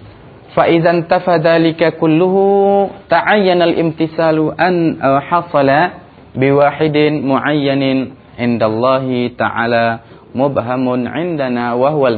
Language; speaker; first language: Arabic; non-native, fluent; Indonesian